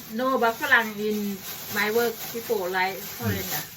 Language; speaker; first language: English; non-native, learner; Thai